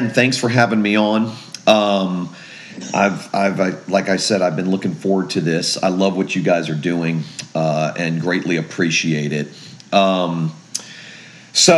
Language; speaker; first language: English; native; English